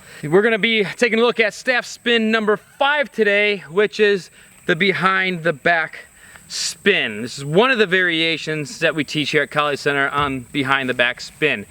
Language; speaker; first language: English; native; English